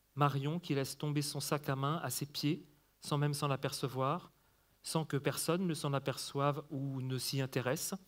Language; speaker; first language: French; native; French